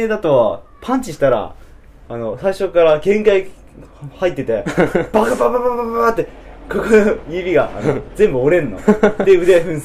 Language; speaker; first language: Japanese; native; Japanese